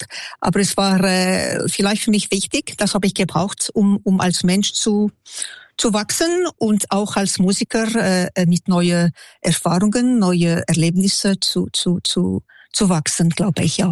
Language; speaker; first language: German; non-native, local second language; French